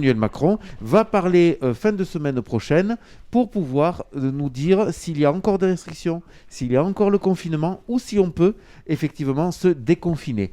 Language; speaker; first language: French; native; French